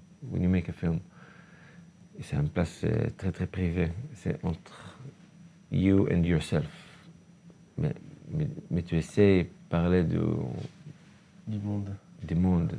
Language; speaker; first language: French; non-native, learner; Hebrew